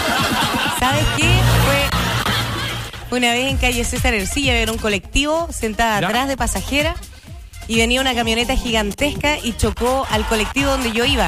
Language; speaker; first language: Spanish; native; Spanish